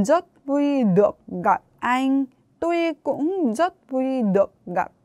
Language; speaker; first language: Vietnamese; non-native, fluent; Korean